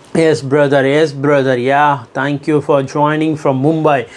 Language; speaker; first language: English; non-native, local second language; Tamil